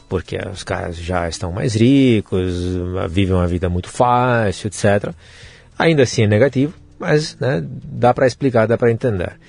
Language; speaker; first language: Portuguese; non-native, fluent; Italian